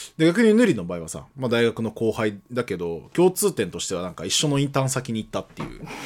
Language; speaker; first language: Japanese; early bilingual, other home language; Portuguese